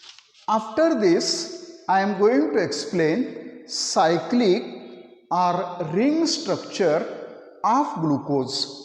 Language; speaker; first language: English; non-native, local second language; Marathi